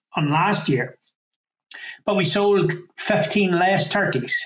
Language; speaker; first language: English; native; English